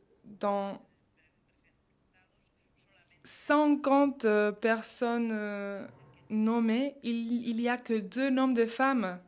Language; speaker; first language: French; non-native, fluent; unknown